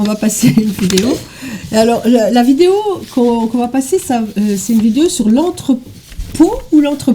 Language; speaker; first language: French; native; French